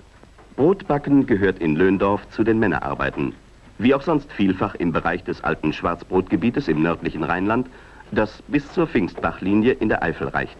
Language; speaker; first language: German; native; German